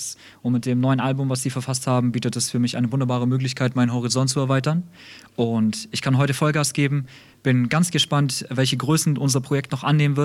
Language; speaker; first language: German; early bilingual, other home language; Russian